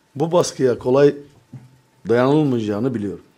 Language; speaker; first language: Turkish; native; Turkish